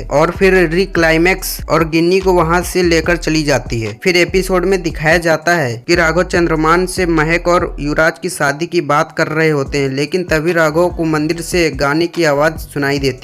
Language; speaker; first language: Hindi; native; Hindi